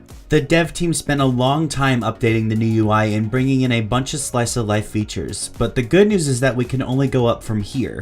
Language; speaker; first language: English; native; English